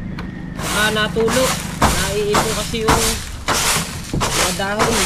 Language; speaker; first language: Filipino; native; Filipino